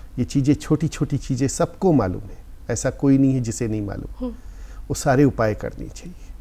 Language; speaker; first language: Hindi; native; Hindi